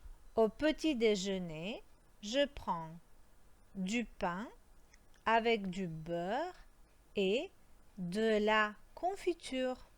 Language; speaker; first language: French; non-native, fluent; Croatian